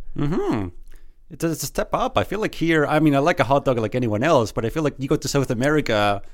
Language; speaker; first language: English; early bilingual, other home language; Spanish